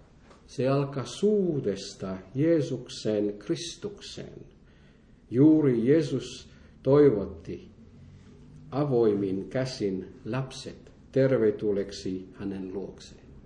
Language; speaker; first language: Finnish; non-native, fluent; French